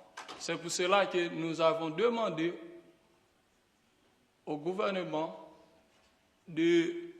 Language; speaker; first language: French; non-native, local second language; Haitian Creole